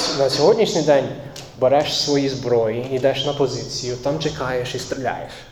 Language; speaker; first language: Ukrainian; non-native, fluent; English